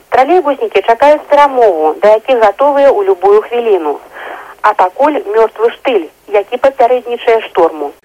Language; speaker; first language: Belarusian; native; Belarusian